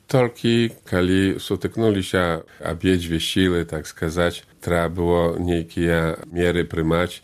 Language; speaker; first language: Belarusian; non-native, local second language; Polish